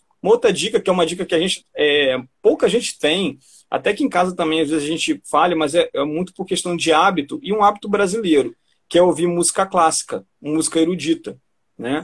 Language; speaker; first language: Portuguese; native; Portuguese